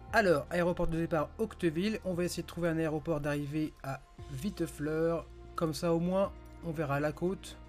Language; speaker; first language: French; native; French